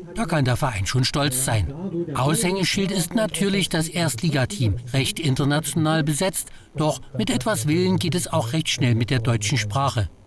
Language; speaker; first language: German; native; German